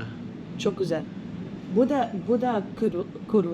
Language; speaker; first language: Turkish; non-native, learner; Dutch